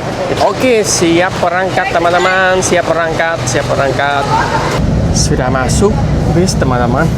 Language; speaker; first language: Indonesian; non-native, fluent; Vietnamese